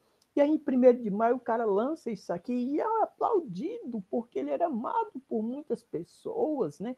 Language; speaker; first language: Portuguese; native; Portuguese